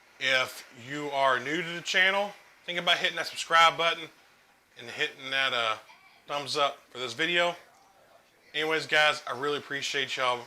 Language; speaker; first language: English; native; English